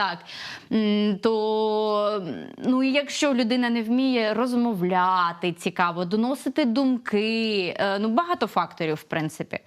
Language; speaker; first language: Ukrainian; non-native, local second language; Russian